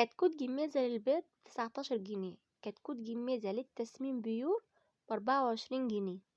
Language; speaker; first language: Arabic; native; Arabic